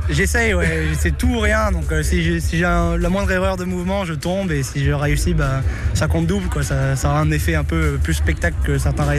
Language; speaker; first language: French; native; French